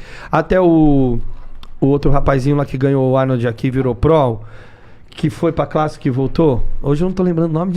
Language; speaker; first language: Portuguese; native; Portuguese